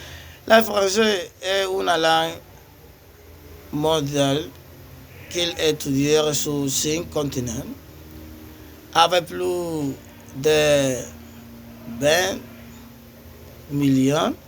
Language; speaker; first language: French; non-native, learner; Spanish